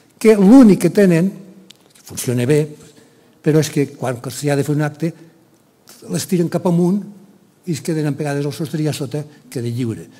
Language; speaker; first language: Catalan; native; Catalan